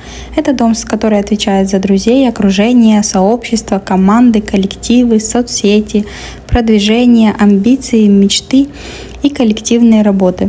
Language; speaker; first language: Russian; native; Russian